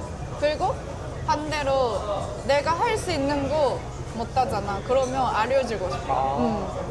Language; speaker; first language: Korean; non-native, fluent; Japanese